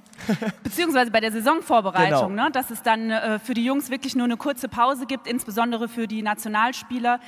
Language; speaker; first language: German; native; German